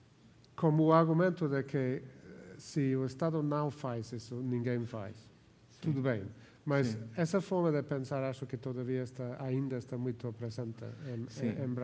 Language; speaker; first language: Portuguese; non-native, fluent; Spanish